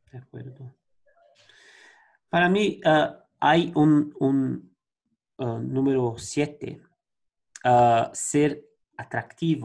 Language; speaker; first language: Spanish; non-native, learner; Portuguese